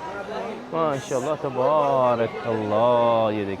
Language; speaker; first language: Hindi; non-native, local second language; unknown